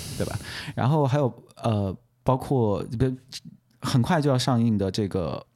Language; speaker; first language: Chinese; native; Chinese